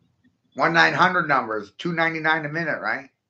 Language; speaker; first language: English; native; English